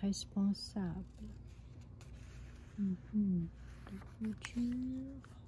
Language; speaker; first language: French; non-native, fluent; Chinese